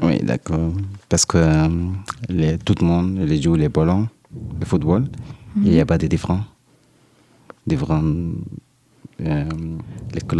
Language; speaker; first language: French; non-native, learner; Arabic